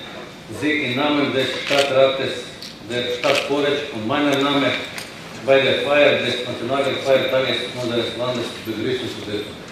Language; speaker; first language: German; non-native, fluent; Croatian